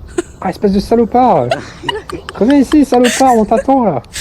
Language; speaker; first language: French; native; French